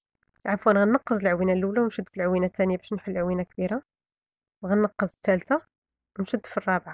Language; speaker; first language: Arabic; native; Arabic